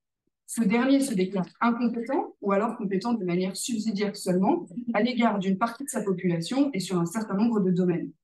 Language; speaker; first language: French; native; French